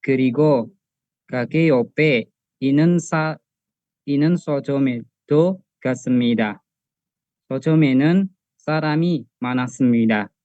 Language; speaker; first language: Korean; non-native, learner; Indonesian